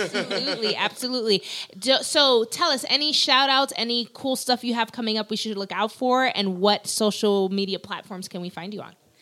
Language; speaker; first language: English; early bilingual, other home language; Spanish